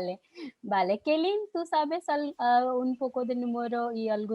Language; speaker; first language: Spanish; non-native, learner; Hindi